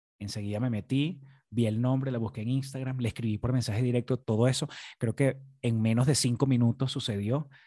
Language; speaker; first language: Spanish; native; Spanish